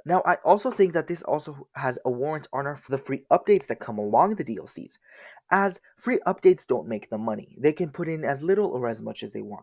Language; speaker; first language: English; native; English